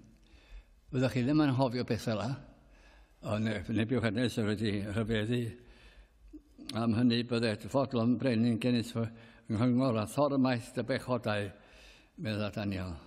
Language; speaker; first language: Welsh; native; Welsh